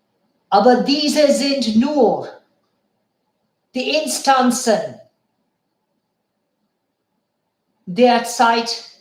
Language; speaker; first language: German; non-native, fluent; Bangla